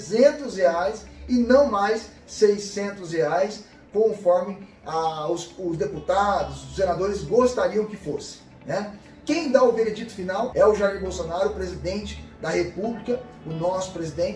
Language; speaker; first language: Portuguese; native; Portuguese